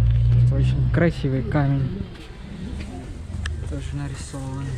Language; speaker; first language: Russian; non-native, learner; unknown